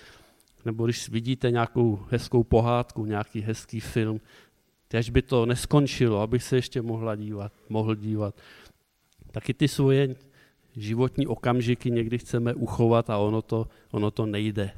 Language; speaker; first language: Czech; native; Czech